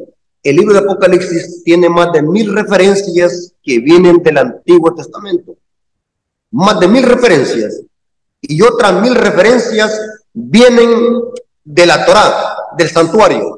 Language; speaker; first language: Spanish; native; Spanish